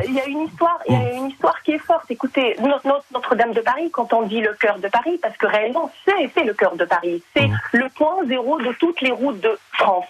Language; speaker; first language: French; non-native, fluent; Arabic